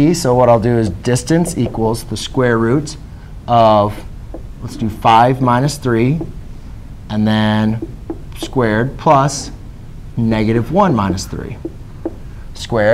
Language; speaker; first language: English; native; English